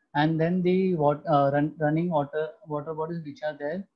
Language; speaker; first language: English; non-native, local second language; Hindi